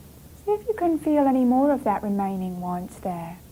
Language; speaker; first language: English; native; English